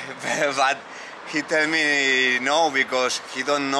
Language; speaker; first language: English; non-native, learner; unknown